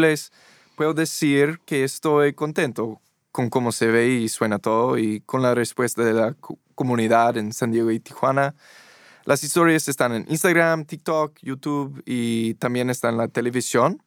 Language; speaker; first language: Spanish; non-native, fluent; English